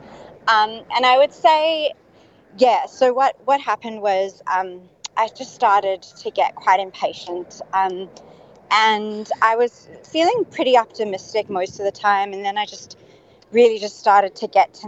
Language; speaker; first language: English; native; English